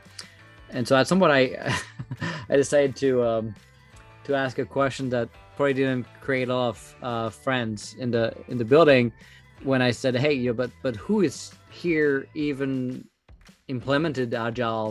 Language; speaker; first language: English; non-native, fluent; French